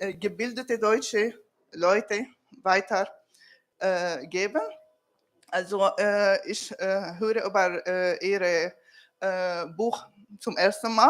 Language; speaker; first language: German; non-native, learner; Kurdish